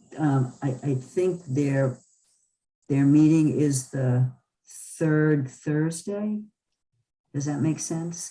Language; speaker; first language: English; native; English